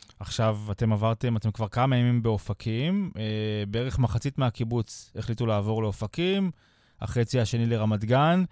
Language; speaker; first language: Hebrew; native; Hebrew